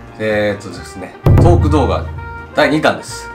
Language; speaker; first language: Japanese; native; Japanese